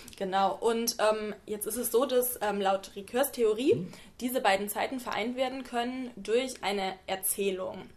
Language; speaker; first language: German; native; German